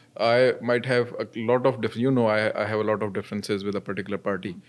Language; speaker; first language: English; non-native, local second language; Urdu